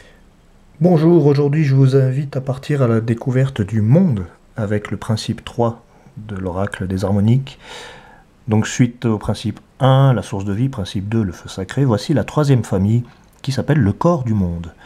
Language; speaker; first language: French; native; French